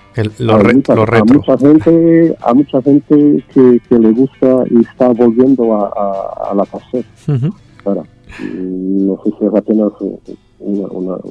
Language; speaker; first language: Spanish; non-native, learner; Portuguese